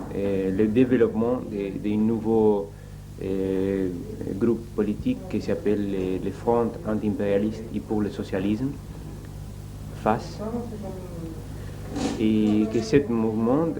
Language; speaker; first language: French; non-native, learner; Spanish